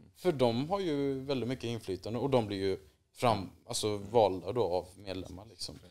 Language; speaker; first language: Swedish; native; Swedish